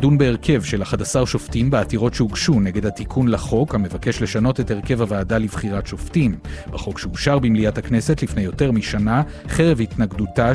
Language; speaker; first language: Hebrew; native; Hebrew